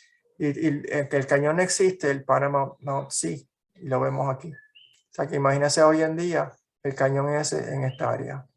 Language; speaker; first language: Spanish; native; Spanish